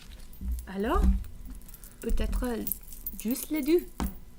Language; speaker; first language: French; non-native, learner; English